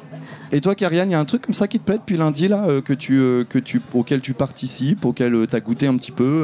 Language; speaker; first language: French; native; French